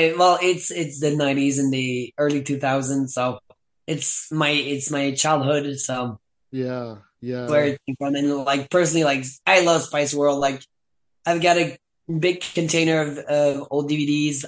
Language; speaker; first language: English; non-native, fluent; French